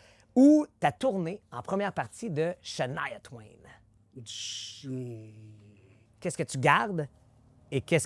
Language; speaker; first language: French; native; French